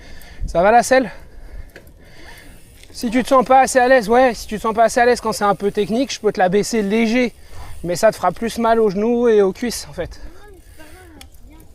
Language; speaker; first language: French; native; French